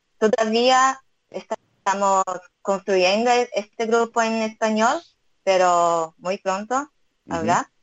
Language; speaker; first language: Spanish; non-native, fluent; Portuguese